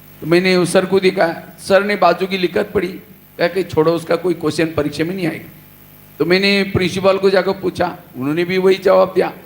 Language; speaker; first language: Hindi; non-native, local second language; Marathi